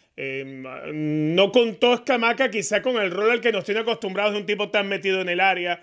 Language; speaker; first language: Spanish; native; Spanish